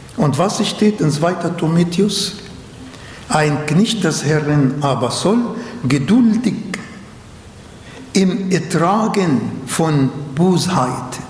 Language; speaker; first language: German; non-native, learner; Arabic